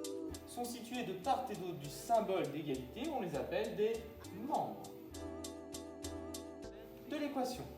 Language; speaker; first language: French; native; French